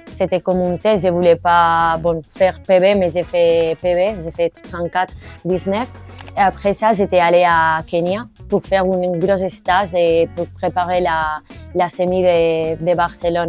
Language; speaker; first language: French; non-native, learner; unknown